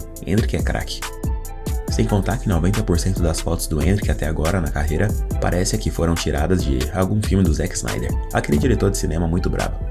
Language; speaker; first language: Portuguese; native; Portuguese